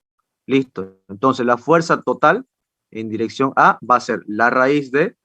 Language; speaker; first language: Spanish; native; Spanish